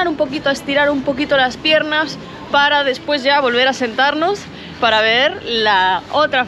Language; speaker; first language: Spanish; native; Spanish